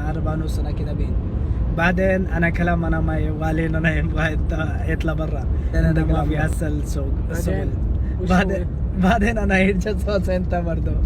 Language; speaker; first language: Arabic; non-native, learner; Hindi